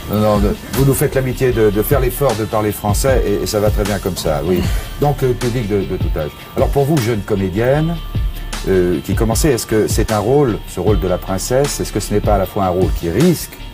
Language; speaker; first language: French; native; French